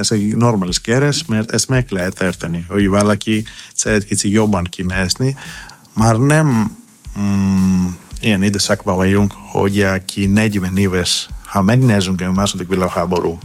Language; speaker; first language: Hungarian; non-native, learner; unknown